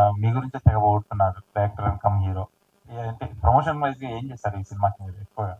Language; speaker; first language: Telugu; native; Telugu